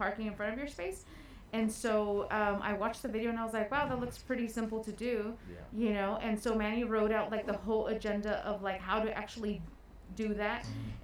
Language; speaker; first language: English; native; English